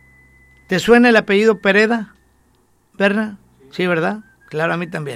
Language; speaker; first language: Spanish; native; Spanish